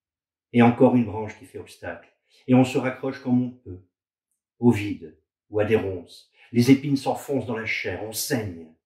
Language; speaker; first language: French; native; French